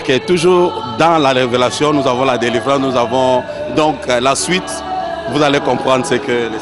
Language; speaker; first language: French; non-native, local second language; Lingala